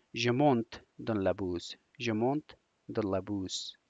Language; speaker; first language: French; non-native, learner; Persian